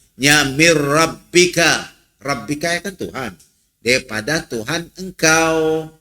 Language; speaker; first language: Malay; native; Malay